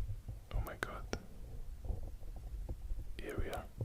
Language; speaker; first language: English; non-native, fluent; Italian